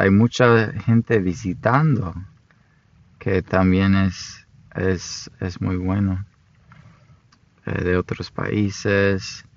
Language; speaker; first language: Spanish; non-native, fluent; English